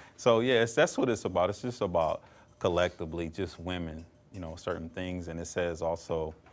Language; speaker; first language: English; native; English